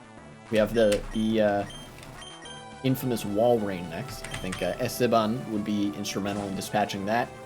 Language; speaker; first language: English; native; English